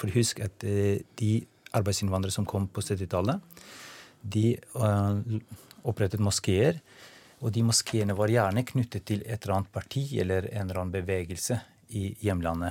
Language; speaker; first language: Norwegian; non-native, fluent; Albanian